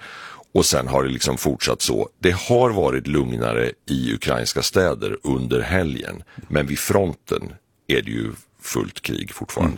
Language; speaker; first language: Swedish; native; Swedish